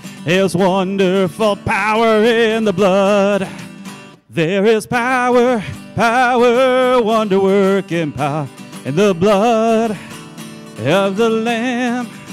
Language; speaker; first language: English; native; English